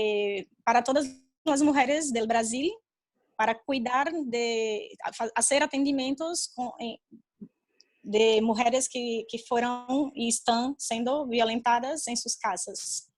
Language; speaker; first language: Spanish; non-native, fluent; Portuguese